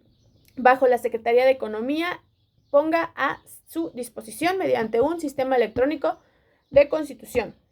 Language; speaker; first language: Spanish; native; Spanish